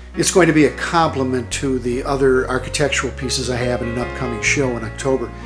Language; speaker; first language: English; native; English